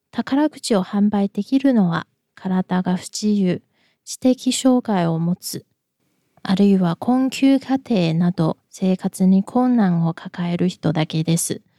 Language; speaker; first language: Japanese; non-native, fluent; Chinese